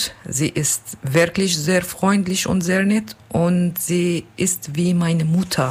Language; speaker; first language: German; non-native, learner; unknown